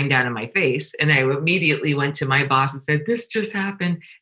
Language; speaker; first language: English; native; English